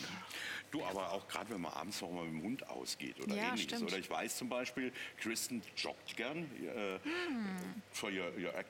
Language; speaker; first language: German; native; German